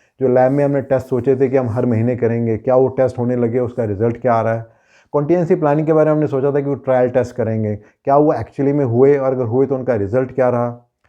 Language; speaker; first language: Hindi; native; Hindi